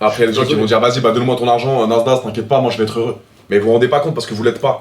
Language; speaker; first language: French; native; French